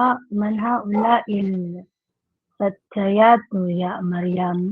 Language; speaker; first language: Arabic; non-native, learner; Filipino